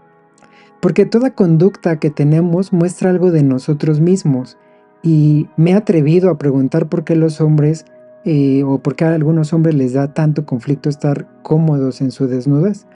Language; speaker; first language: Spanish; native; Spanish